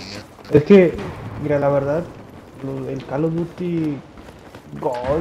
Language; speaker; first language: Spanish; native; Spanish